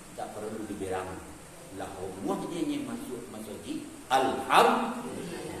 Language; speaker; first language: Malay; non-native, local second language; Minangkabau